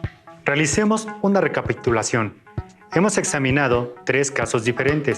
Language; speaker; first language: Spanish; native; Spanish